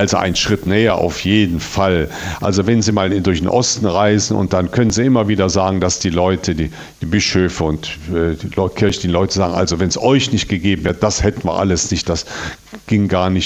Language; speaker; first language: German; native; German